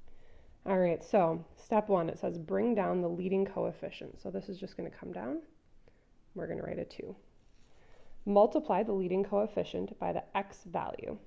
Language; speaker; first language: English; native; English